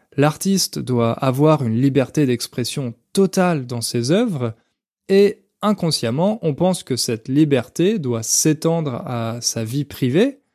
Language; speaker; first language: French; native; French